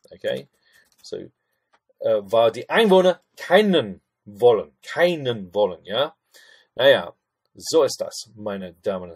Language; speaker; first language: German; non-native, fluent; English